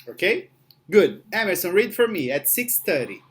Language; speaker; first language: English; non-native, fluent; Portuguese